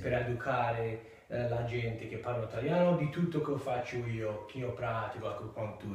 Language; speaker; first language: Italian; early bilingual, heritage; English